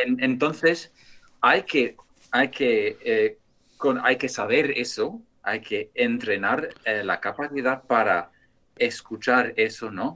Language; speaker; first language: Spanish; non-native, fluent; English